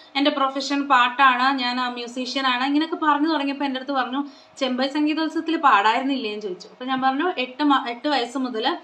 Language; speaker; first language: Malayalam; non-native, local second language; Konkani